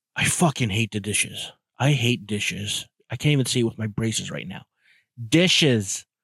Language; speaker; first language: English; native; English